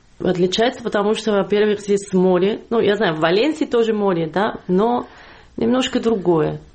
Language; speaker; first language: Russian; non-native, fluent; Catalan